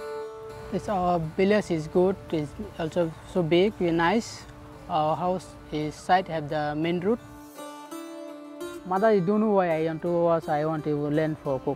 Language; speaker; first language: English; non-native, learner; Bangla